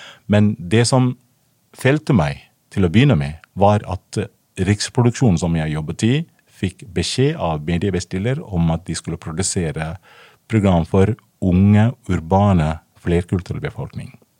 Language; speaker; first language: Norwegian; non-native, fluent; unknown